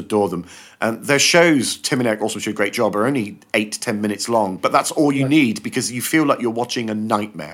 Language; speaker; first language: English; native; English